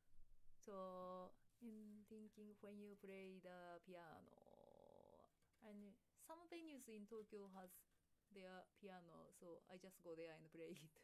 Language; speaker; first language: English; non-native, fluent; Japanese